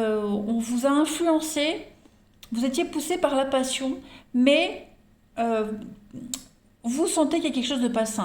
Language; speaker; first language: French; native; French